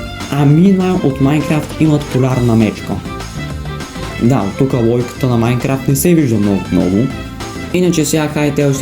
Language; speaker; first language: Bulgarian; native; Bulgarian